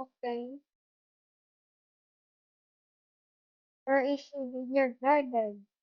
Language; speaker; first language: English; non-native, learner; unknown